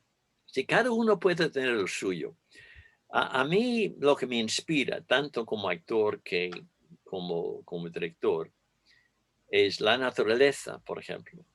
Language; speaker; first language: Spanish; non-native, fluent; English